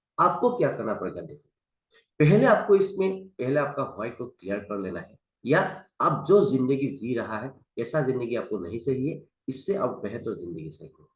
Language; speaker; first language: Hindi; non-native, local second language; Assamese